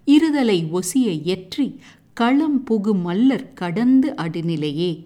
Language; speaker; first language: Tamil; native; Tamil